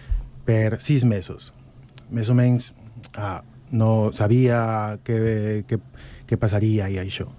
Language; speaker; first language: Catalan; non-native, learner; Spanish